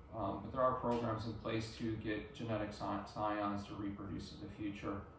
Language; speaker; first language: English; native; English